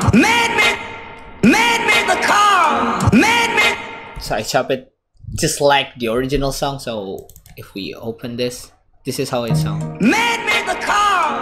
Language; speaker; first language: English; non-native, fluent; Indonesian